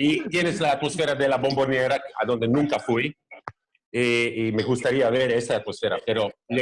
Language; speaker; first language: Spanish; non-native, fluent; Croatian